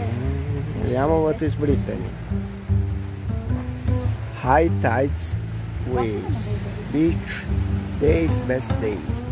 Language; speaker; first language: English; non-native, learner; Italian